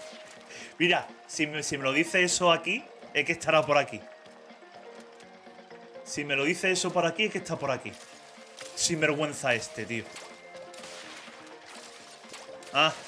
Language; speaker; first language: Spanish; native; Spanish